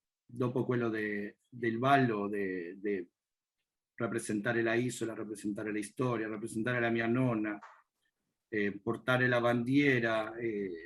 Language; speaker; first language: Italian; non-native, learner; Spanish